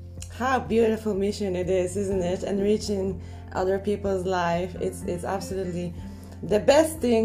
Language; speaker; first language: English; non-native, fluent; Polish